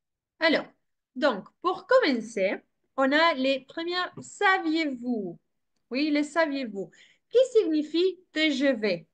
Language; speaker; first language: French; non-native, fluent; Spanish